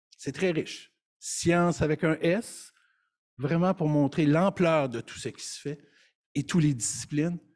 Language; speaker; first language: French; native; French